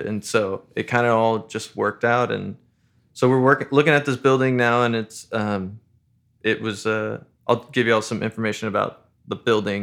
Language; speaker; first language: English; native; English